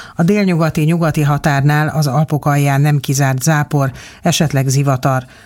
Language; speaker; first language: Hungarian; native; Hungarian